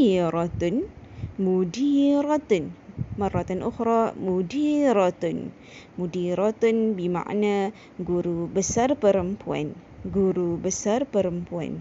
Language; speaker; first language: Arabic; non-native, fluent; Malay